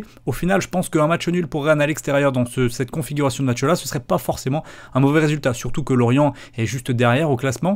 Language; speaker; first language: French; native; French